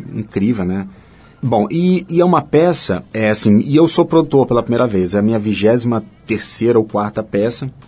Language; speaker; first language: Portuguese; native; Portuguese